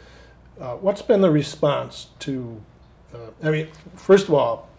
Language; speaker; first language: English; native; English